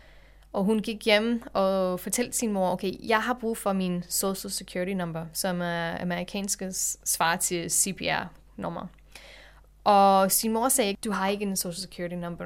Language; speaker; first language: Danish; non-native, fluent; English